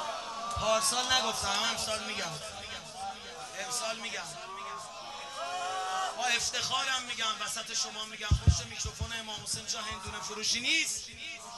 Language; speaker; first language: Persian; native; Persian